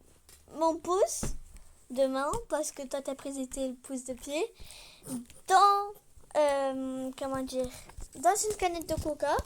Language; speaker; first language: French; native; French